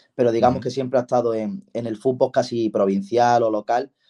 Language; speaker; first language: Spanish; native; Spanish